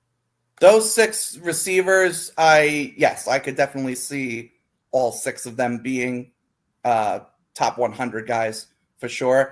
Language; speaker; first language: English; native; English